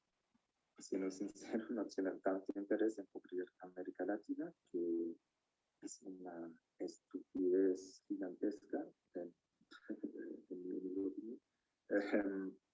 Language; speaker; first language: Spanish; non-native, fluent; German